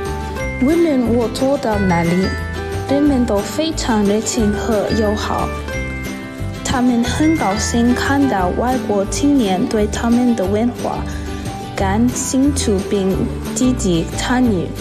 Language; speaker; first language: Chinese; non-native, fluent; English